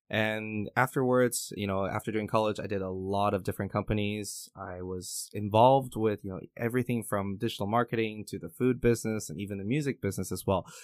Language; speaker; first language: English; early bilingual, other home language; Chinese